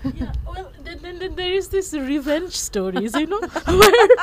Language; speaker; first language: English; non-native, local second language; Bangla